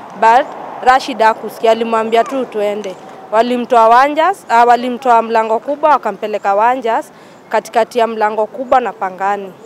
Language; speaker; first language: Swahili; native; Swahili